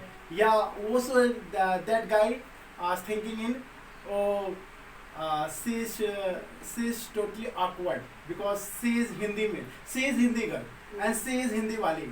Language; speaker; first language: English; non-native, local second language; Hindi